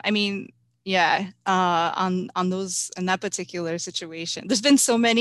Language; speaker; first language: English; native; English